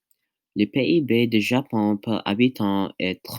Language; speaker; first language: French; non-native, learner; English